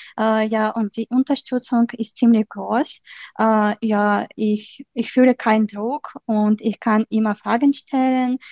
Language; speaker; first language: German; non-native, fluent; Ukrainian